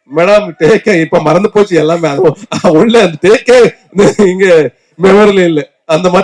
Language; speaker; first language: Tamil; non-native, learner; Kannada